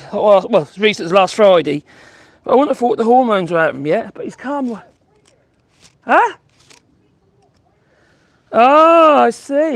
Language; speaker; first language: English; native; English